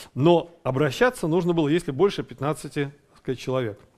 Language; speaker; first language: Russian; native; Russian